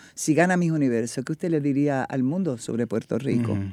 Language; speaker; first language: Spanish; native; Spanish